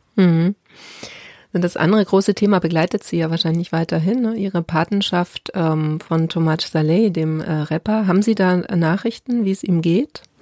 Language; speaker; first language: German; native; German